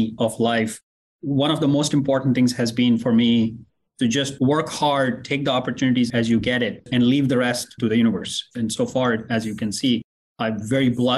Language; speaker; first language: English; non-native, local second language; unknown